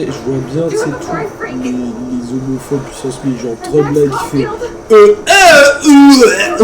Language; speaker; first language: French; native; French